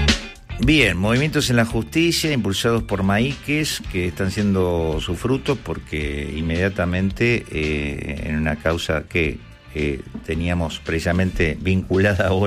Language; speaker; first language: Spanish; native; Spanish